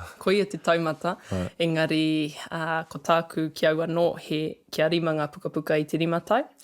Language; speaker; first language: Māori; native; Māori